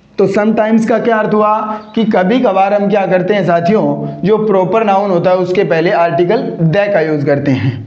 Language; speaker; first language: Hindi; native; Hindi